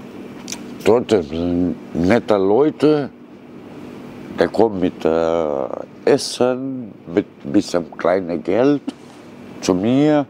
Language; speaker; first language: German; non-native, learner; Romanian